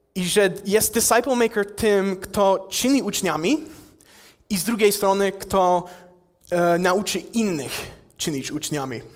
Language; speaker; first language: Polish; non-native, fluent; English